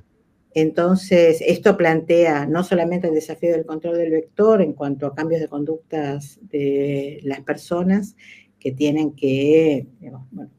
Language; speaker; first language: Spanish; native; Spanish